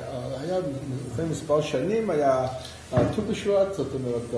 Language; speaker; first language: Hebrew; non-native, fluent; English